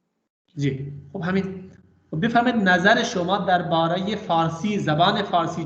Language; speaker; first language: Persian; non-native, fluent; Urdu